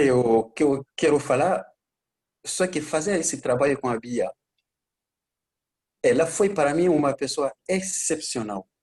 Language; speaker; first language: Portuguese; non-native, learner; Bambara